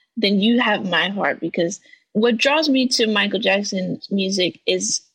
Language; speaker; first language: English; native; English